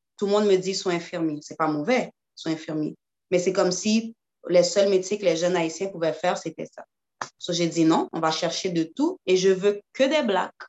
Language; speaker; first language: French; early bilingual, other home language; Haitian Creole